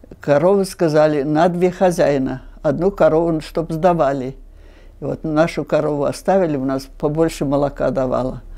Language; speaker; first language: Russian; non-native, local second language; Finnish